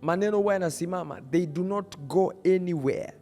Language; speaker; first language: English; non-native, local second language; Swahili